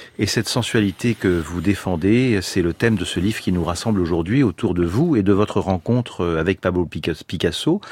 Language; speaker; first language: French; native; French